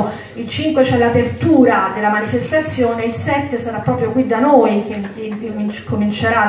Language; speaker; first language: Italian; native; Italian